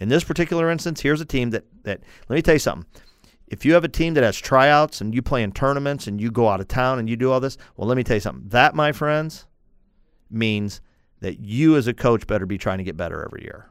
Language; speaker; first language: English; native; English